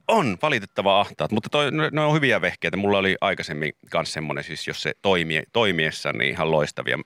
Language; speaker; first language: Finnish; native; Finnish